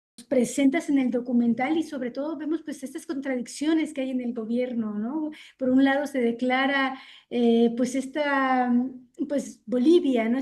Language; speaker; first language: Spanish; native; Spanish